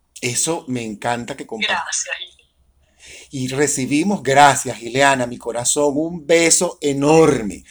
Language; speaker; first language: Spanish; native; Spanish